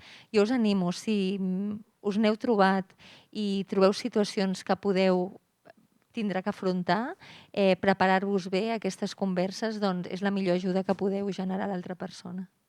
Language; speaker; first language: Catalan; native; Catalan